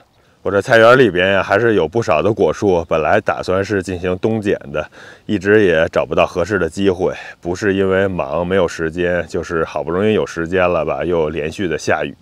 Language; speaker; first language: Chinese; native; Chinese